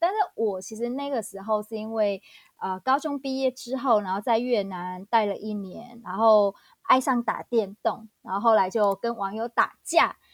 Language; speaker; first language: Chinese; non-native, fluent; Vietnamese